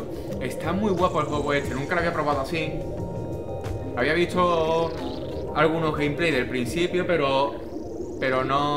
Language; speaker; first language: Spanish; native; Spanish